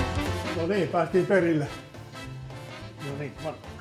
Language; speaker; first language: Finnish; native; Finnish